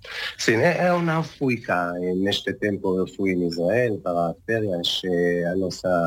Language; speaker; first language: Portuguese; non-native, learner; Hebrew